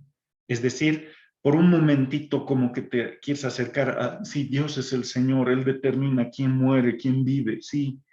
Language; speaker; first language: Spanish; native; Spanish